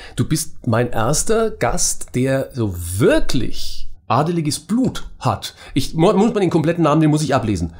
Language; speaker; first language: German; native; German